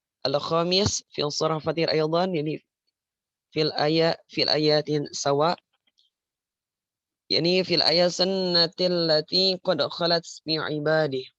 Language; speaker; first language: Arabic; non-native, learner; Indonesian